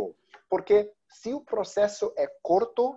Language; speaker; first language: Spanish; non-native, learner; Portuguese